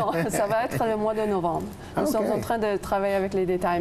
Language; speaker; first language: French; non-native, local second language; English